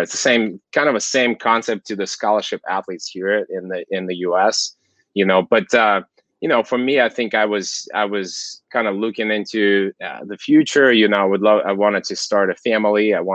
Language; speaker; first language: English; non-native, fluent; Kazakh